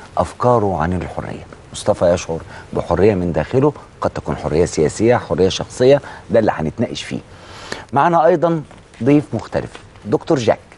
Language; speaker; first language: Arabic; native; Arabic